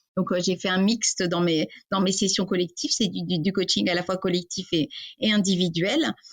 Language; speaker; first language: French; native; French